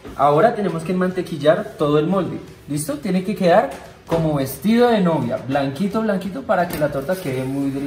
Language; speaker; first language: Spanish; native; Spanish